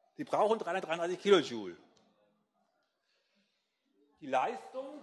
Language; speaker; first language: German; native; German